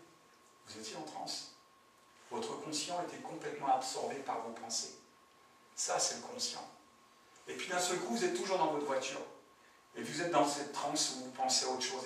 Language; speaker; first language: French; native; French